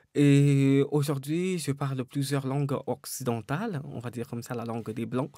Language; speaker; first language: French; native; French